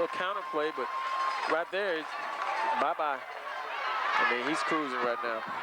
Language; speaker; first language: English; native; English